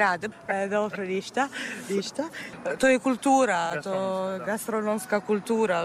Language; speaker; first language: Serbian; non-native, fluent; Italian